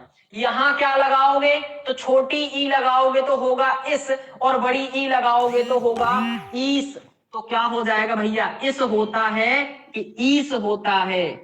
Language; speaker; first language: Hindi; native; Hindi